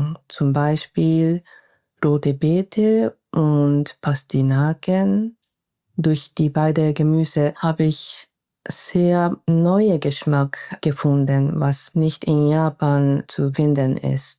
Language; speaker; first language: German; non-native, fluent; Japanese